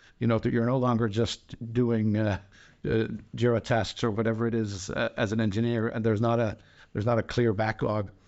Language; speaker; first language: English; non-native, fluent; Danish